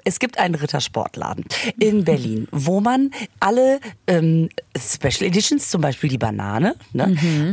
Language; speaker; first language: German; native; German